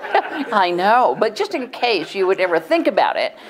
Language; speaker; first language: English; native; English